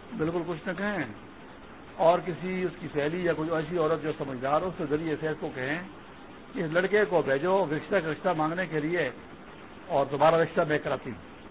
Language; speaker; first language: Urdu; non-native, local second language; Pashto